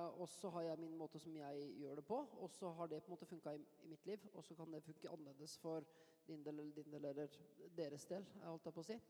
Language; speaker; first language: Norwegian; native; Norwegian